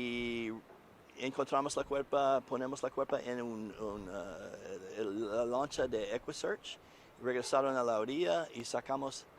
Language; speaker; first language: Spanish; non-native, learner; English